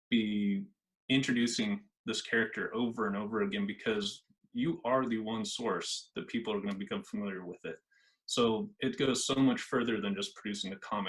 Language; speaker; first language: English; native; English